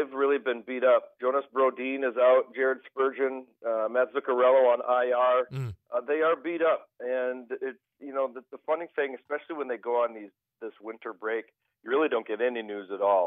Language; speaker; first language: English; native; English